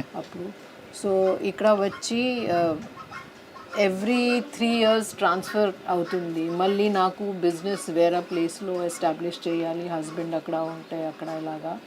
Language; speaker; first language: Telugu; non-native, fluent; Hindi